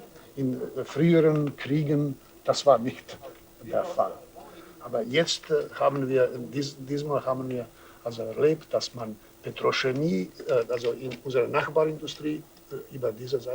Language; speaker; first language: German; non-native, fluent; Serbian